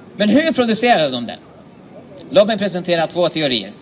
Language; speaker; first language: Swedish; native; Swedish